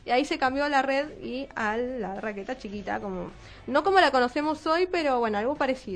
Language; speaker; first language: Spanish; native; Spanish